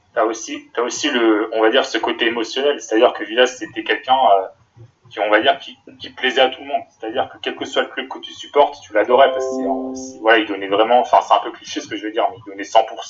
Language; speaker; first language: French; native; French